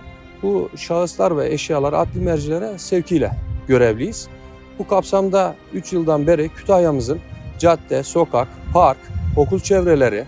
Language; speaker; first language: Turkish; native; Turkish